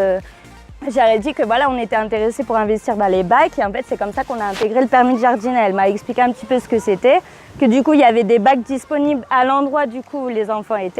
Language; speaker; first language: French; native; French